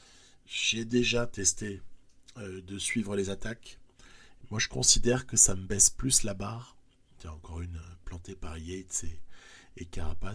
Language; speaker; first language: French; native; French